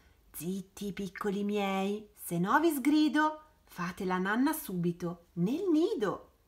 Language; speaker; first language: Italian; native; Italian